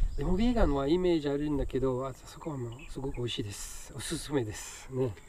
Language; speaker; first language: Japanese; non-native, learner; French